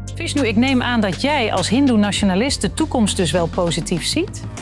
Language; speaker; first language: Dutch; native; Dutch